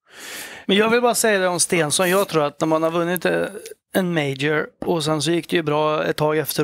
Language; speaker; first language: Swedish; native; Swedish